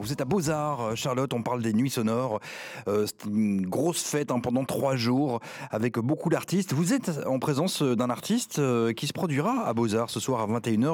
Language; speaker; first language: French; native; French